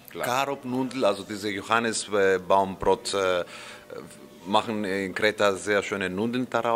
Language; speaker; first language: German; non-native, fluent; Greek